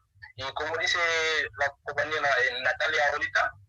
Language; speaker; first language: Spanish; non-native, learner; Haitian Creole